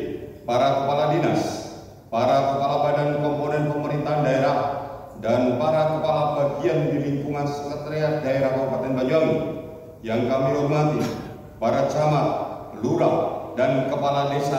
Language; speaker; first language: Indonesian; native; Indonesian